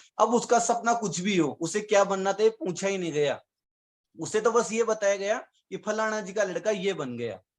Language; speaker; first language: Hindi; native; Hindi